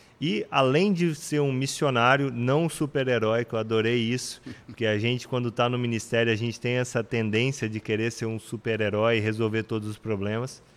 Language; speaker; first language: Portuguese; native; Portuguese